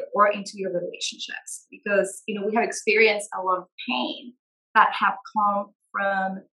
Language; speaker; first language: English; non-native, fluent; Spanish